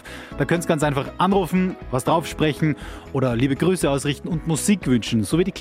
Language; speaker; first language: German; native; German